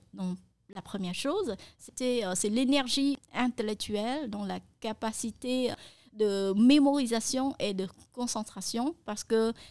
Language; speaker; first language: French; non-native, fluent; Khmer